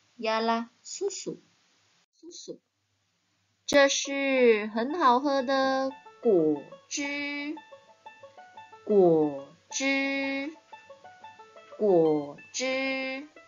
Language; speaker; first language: Chinese; native; Chinese